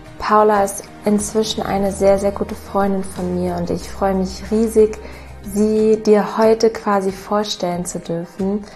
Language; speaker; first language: German; native; German